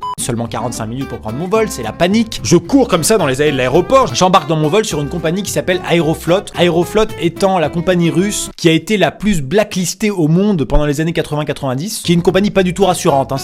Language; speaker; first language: French; native; French